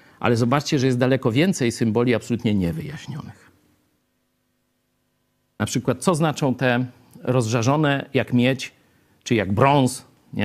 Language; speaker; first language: Polish; native; Polish